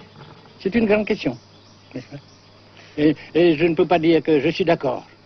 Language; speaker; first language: French; non-native, fluent; Vietnamese